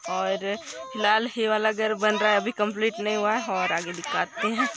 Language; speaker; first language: Hindi; native; Hindi